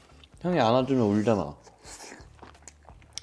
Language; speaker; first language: Korean; native; Korean